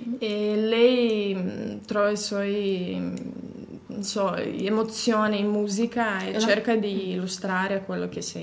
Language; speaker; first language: Italian; non-native, fluent; Latvian